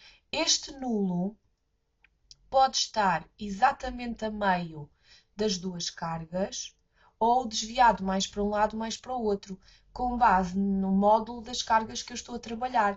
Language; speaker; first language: Portuguese; native; Portuguese